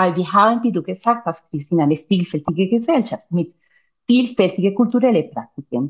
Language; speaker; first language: German; non-native, fluent; Spanish